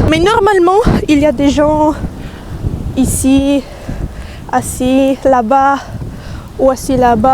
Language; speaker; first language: French; non-native, fluent; Italian